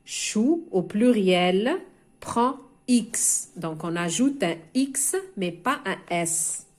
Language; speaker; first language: French; non-native, local second language; Arabic